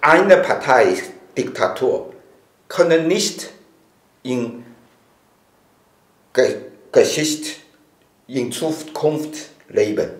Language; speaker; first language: German; non-native, learner; Chinese